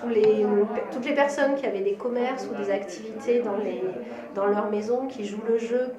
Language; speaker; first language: French; native; French